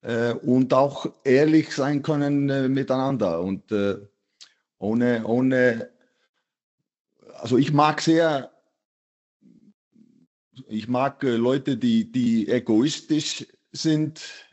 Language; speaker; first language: German; non-native, fluent; Icelandic